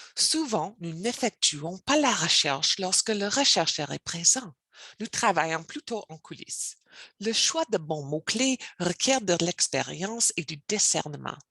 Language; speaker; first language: French; non-native, learner; English